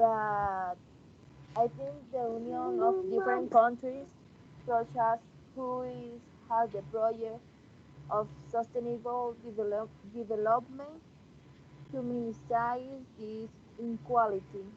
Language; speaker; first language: English; non-native, learner; Spanish